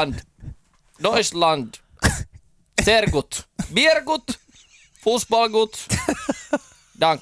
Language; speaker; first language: German; non-native, learner; Finnish